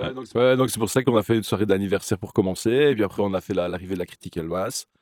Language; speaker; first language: French; native; French